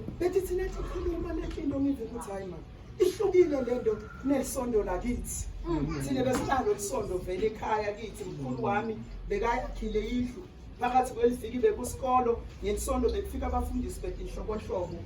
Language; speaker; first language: Zulu; non-native, local second language; Swati